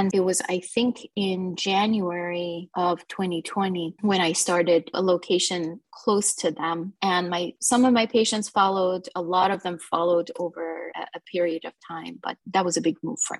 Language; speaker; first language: English; non-native, fluent; Persian